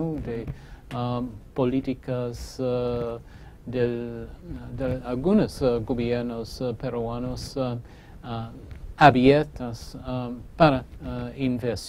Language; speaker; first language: Spanish; non-native, fluent; English